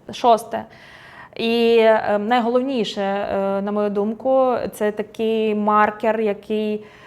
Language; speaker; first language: Ukrainian; non-native, local second language; Russian